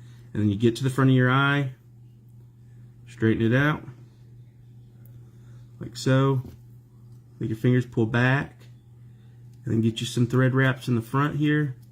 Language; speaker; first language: English; native; English